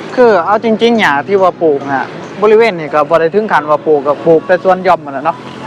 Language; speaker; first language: Thai; native; Thai